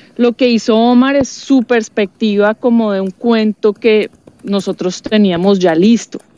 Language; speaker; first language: Spanish; native; Spanish